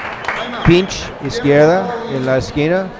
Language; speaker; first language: Spanish; non-native, learner; English